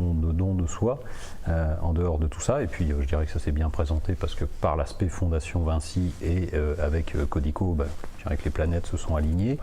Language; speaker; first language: French; native; French